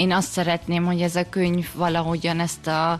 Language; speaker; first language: Hungarian; early bilingual, heritage; German